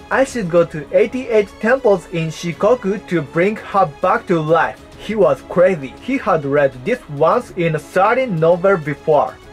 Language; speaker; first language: English; non-native, fluent; Japanese